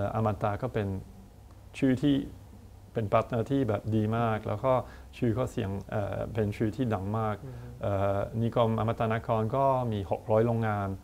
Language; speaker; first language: Thai; non-native, fluent; French